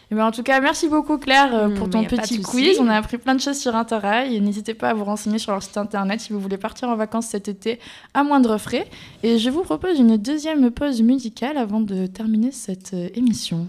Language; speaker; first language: French; native; French